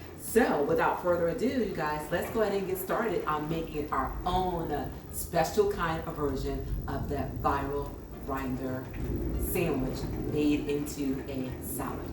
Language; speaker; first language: English; native; English